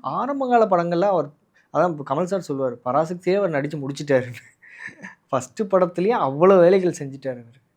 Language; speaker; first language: Tamil; native; Tamil